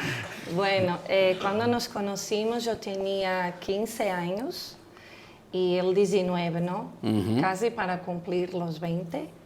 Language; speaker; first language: Spanish; non-native, fluent; Portuguese